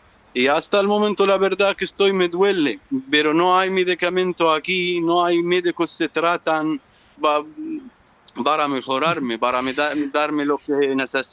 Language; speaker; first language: Spanish; non-native, learner; Arabic